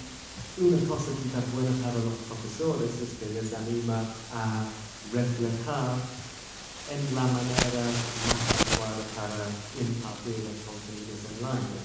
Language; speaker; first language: Spanish; non-native, fluent; English